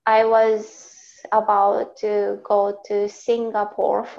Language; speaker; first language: English; non-native, fluent; Japanese